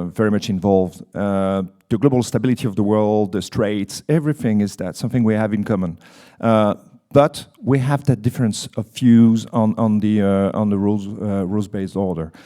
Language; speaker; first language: English; non-native, fluent; French